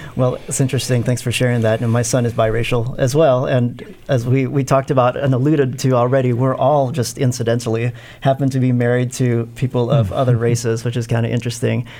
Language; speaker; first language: English; non-native, local second language; Filipino